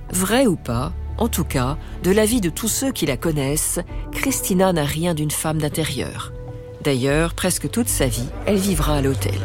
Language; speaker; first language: French; native; French